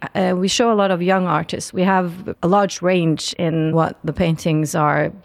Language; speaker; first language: English; non-native, fluent; Norwegian